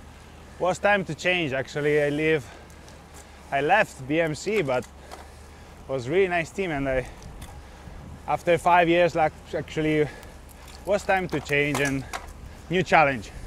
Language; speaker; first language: English; non-native, fluent; Italian